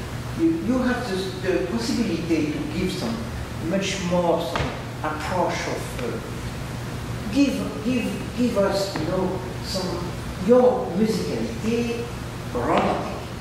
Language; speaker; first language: English; non-native, learner; French